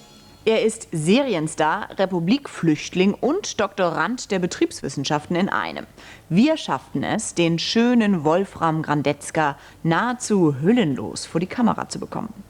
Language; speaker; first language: German; native; German